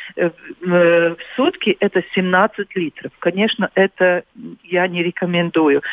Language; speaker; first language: Russian; non-native, local second language; Latvian